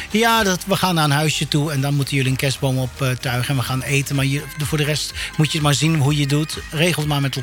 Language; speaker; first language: Dutch; native; Dutch